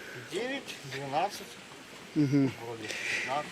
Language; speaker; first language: Russian; native; Russian